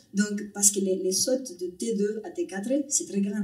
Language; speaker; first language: French; non-native, fluent; Spanish